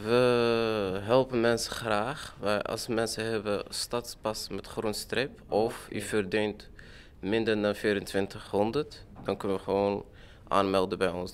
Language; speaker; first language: Dutch; non-native, fluent; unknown